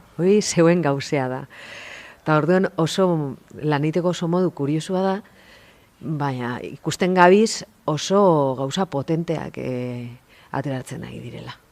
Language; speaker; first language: Basque; native; Basque